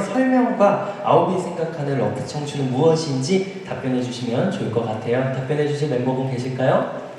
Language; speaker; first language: Korean; native; Korean